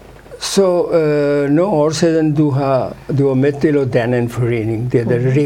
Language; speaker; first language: Danish; non-native, fluent; Urdu